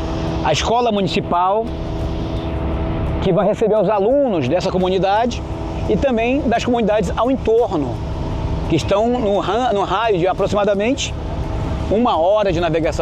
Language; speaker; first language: Portuguese; native; Portuguese